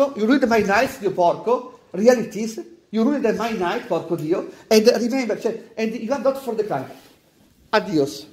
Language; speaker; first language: English; non-native, learner; Italian